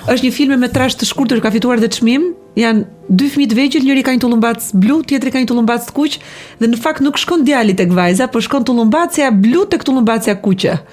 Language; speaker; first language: Albanian; native; Albanian